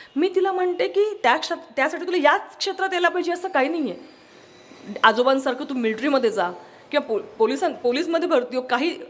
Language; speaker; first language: Marathi; non-native, local second language; Kannada